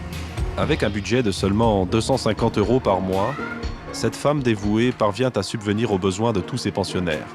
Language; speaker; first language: French; native; French